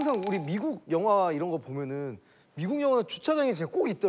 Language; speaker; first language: Korean; native; Korean